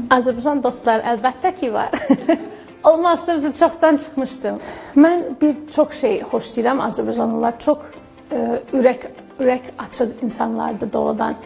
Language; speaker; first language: Azerbaijani; non-native, fluent; English